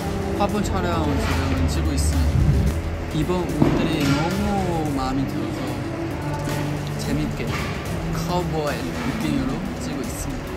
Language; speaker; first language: Korean; non-native, fluent; Chinese